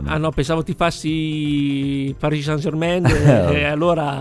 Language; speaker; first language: Italian; native; Italian